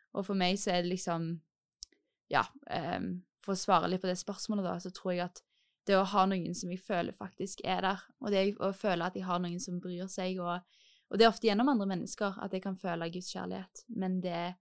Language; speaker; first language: Norwegian; native; Norwegian